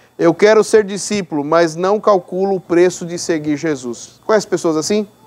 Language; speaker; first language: Portuguese; native; Portuguese